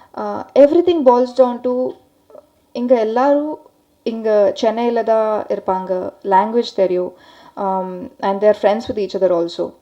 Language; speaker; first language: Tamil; non-native, learner; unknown